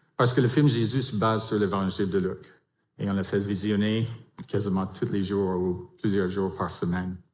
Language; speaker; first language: French; non-native, fluent; English